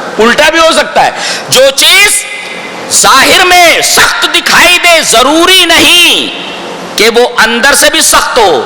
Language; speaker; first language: Urdu; native; Urdu